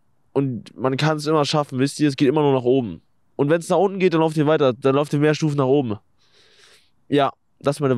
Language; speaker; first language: German; native; German